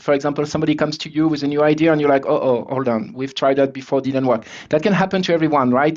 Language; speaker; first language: English; non-native, fluent; French